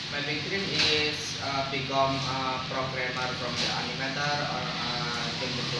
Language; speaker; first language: English; non-native, learner; Indonesian